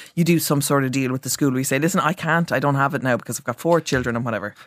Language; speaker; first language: English; native; English